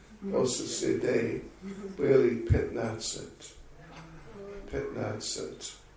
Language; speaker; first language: Russian; non-native, learner; English